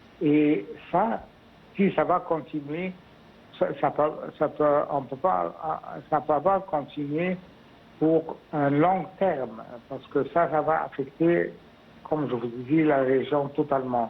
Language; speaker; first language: French; non-native, fluent; Arabic